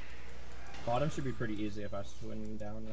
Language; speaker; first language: English; native; English